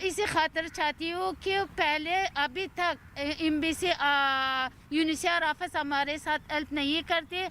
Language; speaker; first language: Hindi; non-native, learner; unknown